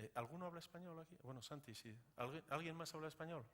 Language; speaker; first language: Spanish; native; Spanish